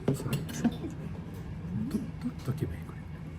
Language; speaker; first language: Japanese; native; Japanese